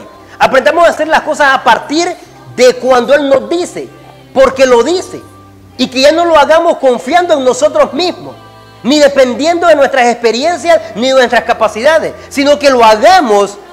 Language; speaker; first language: Spanish; native; Spanish